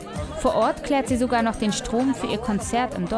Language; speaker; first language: German; native; German